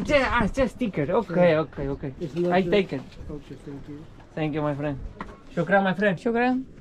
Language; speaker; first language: English; non-native, learner; Spanish